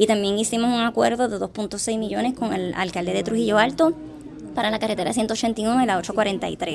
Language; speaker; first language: Spanish; native; Spanish